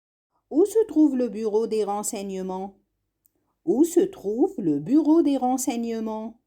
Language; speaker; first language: French; non-native, fluent; Arabic